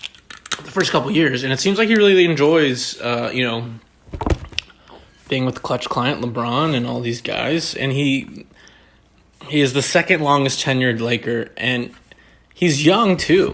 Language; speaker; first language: English; native; English